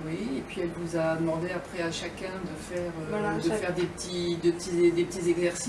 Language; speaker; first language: French; native; French